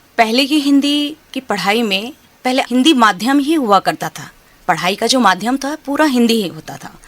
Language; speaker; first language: Hindi; non-native, local second language; Bangla